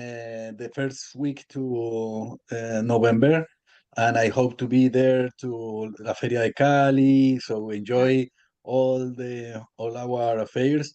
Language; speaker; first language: English; non-native, learner; Spanish